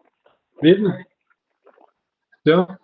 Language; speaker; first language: Russian; non-native, learner; Turkmen